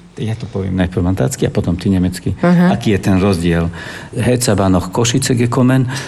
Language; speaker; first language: Slovak; non-native, local second language; German